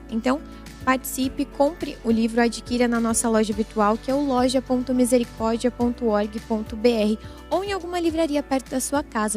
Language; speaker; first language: Portuguese; native; Portuguese